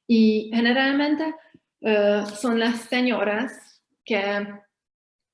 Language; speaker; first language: Spanish; non-native, fluent; Hungarian